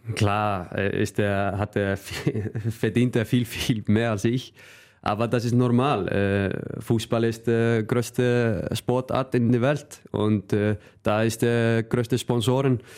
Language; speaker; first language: German; non-native, fluent; Icelandic